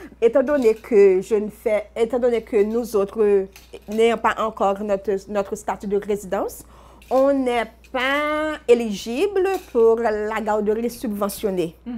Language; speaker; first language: French; non-native, local second language; Haitian Creole